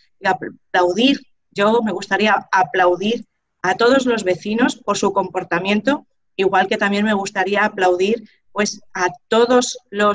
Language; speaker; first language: Spanish; native; Spanish